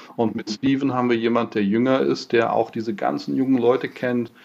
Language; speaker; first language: German; non-native, fluent; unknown